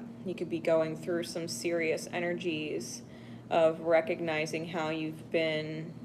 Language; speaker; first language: English; native; English